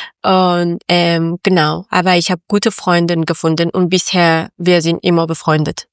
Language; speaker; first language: German; non-native, learner; Persian